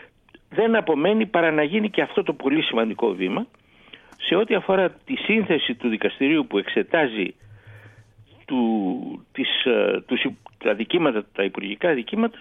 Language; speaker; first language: Greek; native; Greek